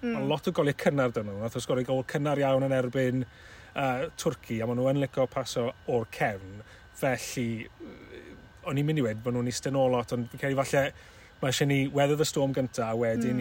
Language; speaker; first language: Welsh; native; Welsh